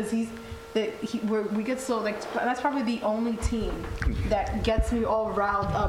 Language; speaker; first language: English; early bilingual, other home language; Spanish